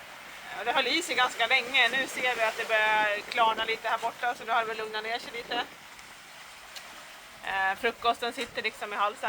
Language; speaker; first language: Swedish; native; Swedish